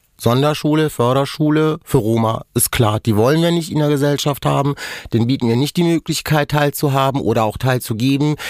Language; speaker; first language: German; non-native, local second language; Romany